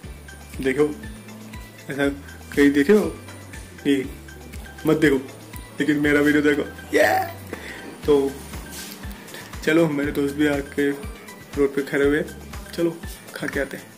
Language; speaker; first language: Hindi; non-native, local second language; Bangla